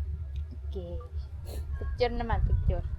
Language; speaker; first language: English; non-native, local second language; Filipino